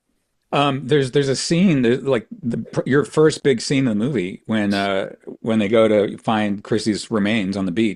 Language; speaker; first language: English; native; English